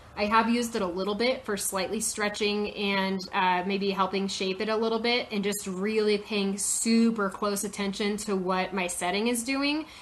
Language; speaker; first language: English; native; English